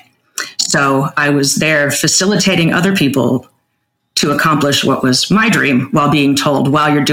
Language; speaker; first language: English; native; English